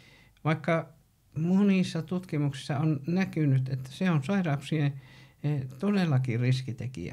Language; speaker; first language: Finnish; native; Finnish